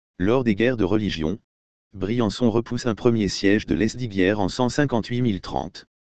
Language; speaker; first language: French; native; French